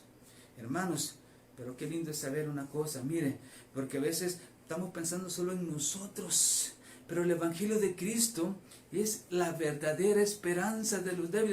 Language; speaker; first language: Spanish; native; Spanish